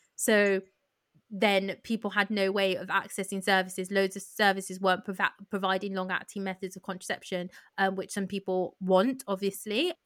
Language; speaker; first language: English; early bilingual, other home language; Yoruba